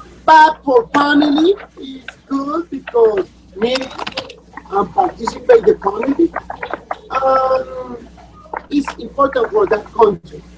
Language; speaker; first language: English; non-native, learner; Spanish